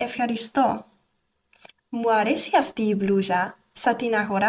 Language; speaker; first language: Greek; non-native, learner; English